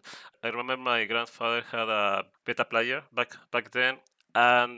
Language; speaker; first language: English; non-native, fluent; Spanish